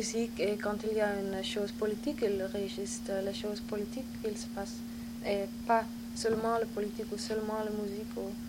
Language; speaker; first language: French; non-native, learner; Dutch